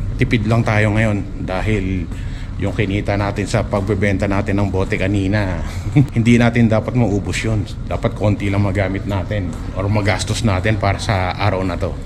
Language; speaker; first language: Filipino; native; Filipino